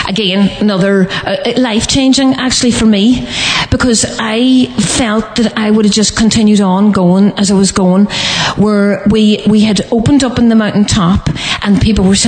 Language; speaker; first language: English; native; English